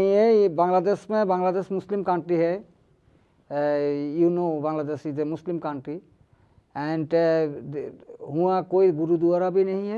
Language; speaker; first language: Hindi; non-native, learner; Bangla